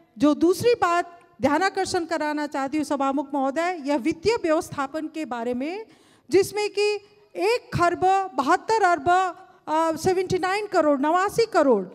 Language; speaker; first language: Hindi; non-native, local second language; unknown